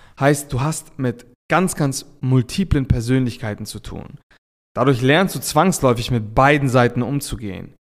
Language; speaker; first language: German; early bilingual, other home language; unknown